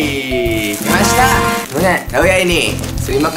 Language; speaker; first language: Indonesian; non-native, learner; Japanese